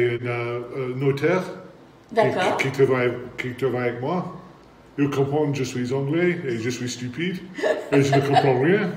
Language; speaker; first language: French; non-native, learner; English